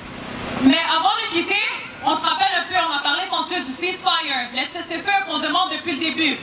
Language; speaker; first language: French; native; French